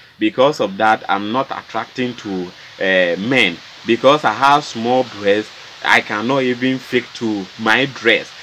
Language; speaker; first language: English; non-native, local second language; Akan